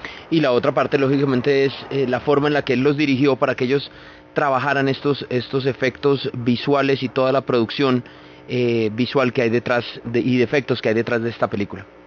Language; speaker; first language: Spanish; native; Spanish